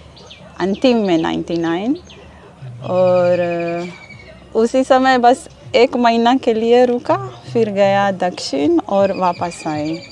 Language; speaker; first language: Hindi; non-native, learner; Hebrew